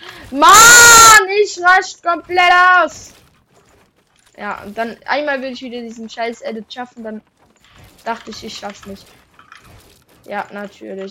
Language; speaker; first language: German; non-native, local second language; Swiss German